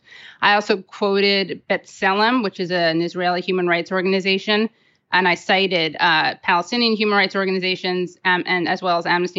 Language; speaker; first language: English; native; English